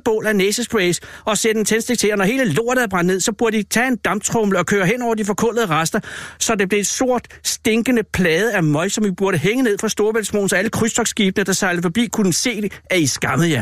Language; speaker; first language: Danish; native; Danish